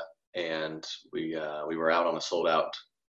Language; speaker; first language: English; native; English